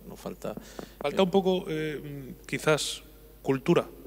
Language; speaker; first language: Spanish; native; Spanish